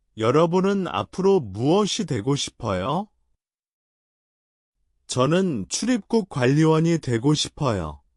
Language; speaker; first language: Korean; non-native, learner; Chinese